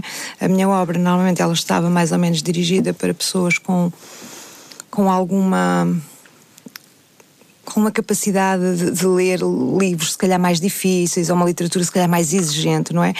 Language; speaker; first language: Portuguese; native; Portuguese